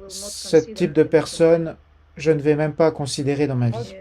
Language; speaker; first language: French; non-native, fluent; Ukrainian